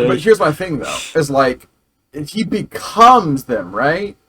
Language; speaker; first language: English; native; English